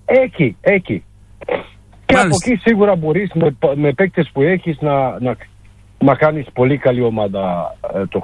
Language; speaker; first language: Greek; non-native, fluent; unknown